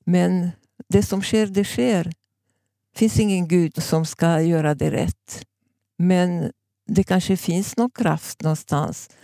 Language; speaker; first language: Swedish; non-native, fluent; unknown